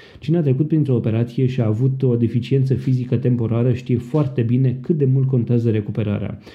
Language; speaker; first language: Romanian; native; Romanian